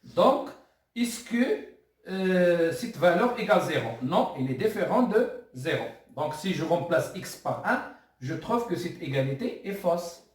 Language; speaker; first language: French; non-native, local second language; Arabic